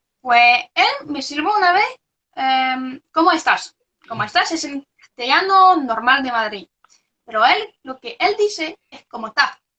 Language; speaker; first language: Spanish; non-native, fluent; French